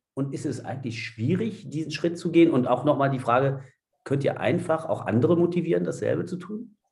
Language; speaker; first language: German; non-native, fluent; French